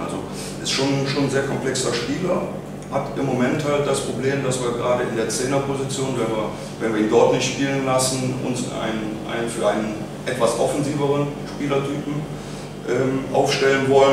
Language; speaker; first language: German; native; German